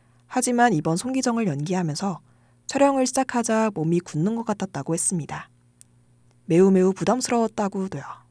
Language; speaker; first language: Korean; native; Korean